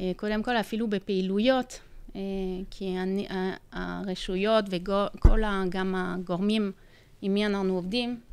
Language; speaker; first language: Hebrew; non-native, fluent; French